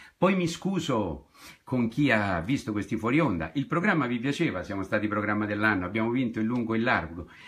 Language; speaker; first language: Italian; native; Italian